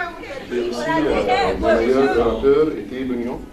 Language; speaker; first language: French; non-native, learner; Arabic